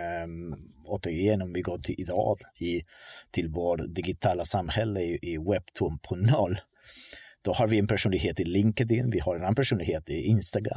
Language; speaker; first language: Swedish; non-native, fluent; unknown